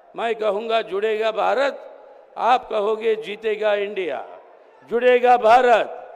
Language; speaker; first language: Hindi; non-native, local second language; Telugu